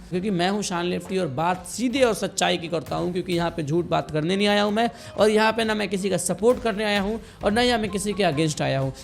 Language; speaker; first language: Hindi; native; Hindi